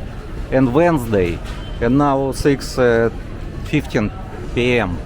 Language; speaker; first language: English; non-native, learner; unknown